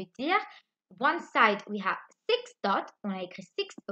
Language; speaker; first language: French; non-native, local second language; Morisyen